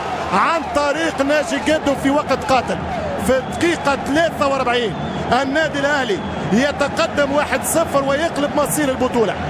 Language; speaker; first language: Arabic; native; Arabic